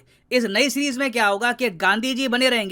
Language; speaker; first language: Hindi; native; Hindi